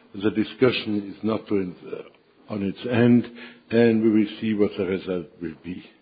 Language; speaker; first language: English; non-native, fluent; Czech